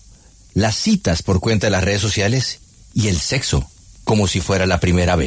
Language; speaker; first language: Spanish; native; Spanish